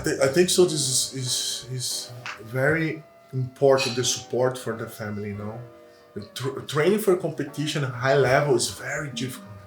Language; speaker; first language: English; non-native, learner; Portuguese